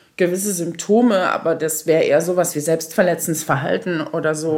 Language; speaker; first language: German; native; German